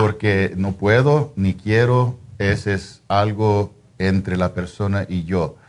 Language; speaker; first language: Spanish; non-native, fluent; English